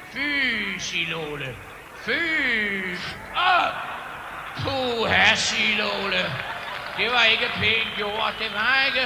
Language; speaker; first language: Danish; native; Danish